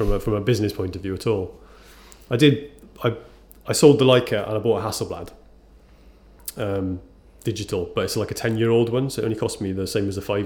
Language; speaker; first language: English; native; English